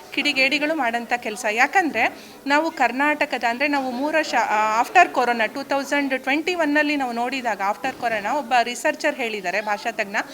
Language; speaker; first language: Kannada; native; Kannada